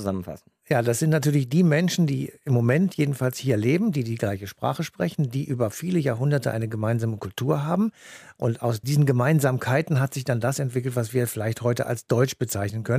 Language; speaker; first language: German; native; German